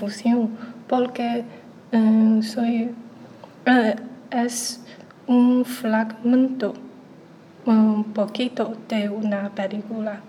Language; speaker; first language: Spanish; non-native, learner; Chinese